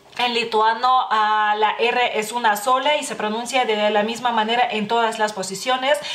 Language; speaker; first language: Spanish; non-native, fluent; Lithuanian